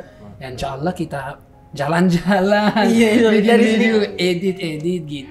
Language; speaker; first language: Indonesian; non-native, learner; Arabic